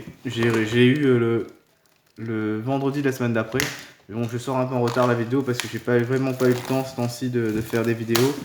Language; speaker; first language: French; native; French